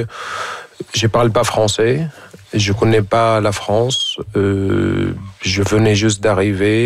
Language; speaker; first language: French; non-native, fluent; Arabic